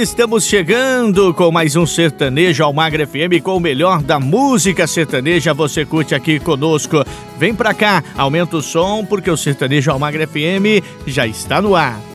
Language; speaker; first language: Portuguese; native; Portuguese